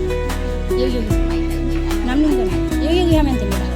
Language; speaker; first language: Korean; non-native, fluent; Khmer